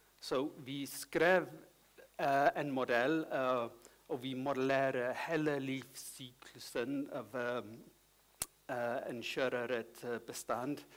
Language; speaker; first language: Swedish; non-native, learner; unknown